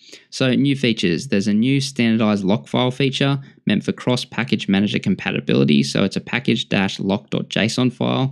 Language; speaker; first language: English; native; English